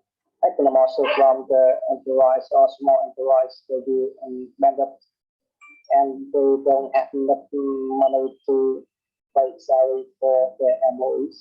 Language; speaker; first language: English; non-native, learner; Vietnamese